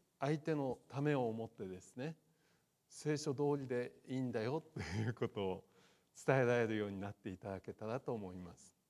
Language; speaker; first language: Japanese; native; Japanese